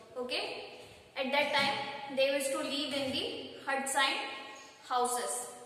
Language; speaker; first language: English; non-native, local second language; Kannada